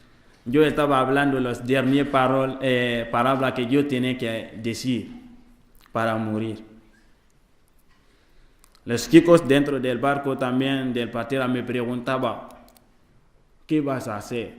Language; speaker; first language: Spanish; non-native, learner; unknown